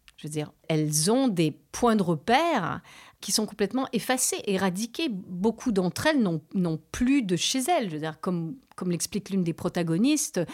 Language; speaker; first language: French; native; French